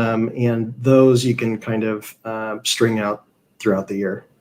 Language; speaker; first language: English; native; English